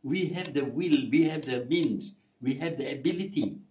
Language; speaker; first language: English; non-native, local second language; Malay